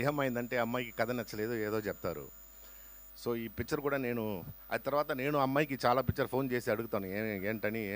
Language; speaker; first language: Telugu; non-native, local second language; Tamil